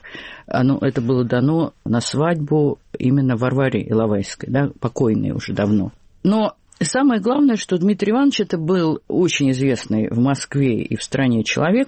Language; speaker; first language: Russian; native; Russian